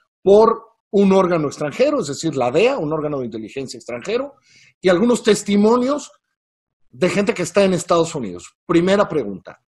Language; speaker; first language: Spanish; native; Spanish